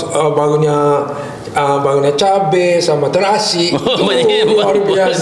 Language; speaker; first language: Indonesian; non-native, fluent; Japanese